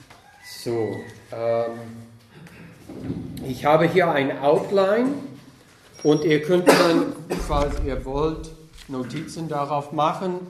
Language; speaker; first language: German; non-native, fluent; English